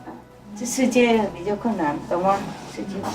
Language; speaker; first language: Chinese; non-native, fluent; Vietnamese